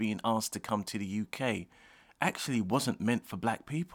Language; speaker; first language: English; non-native, local second language; Jamaican Creole English